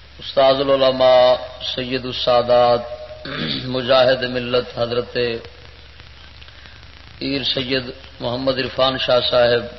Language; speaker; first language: Urdu; non-native, local second language; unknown